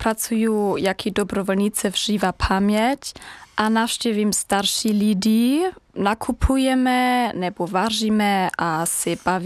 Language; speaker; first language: Czech; non-native, learner; German